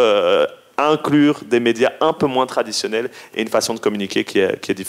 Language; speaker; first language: French; native; French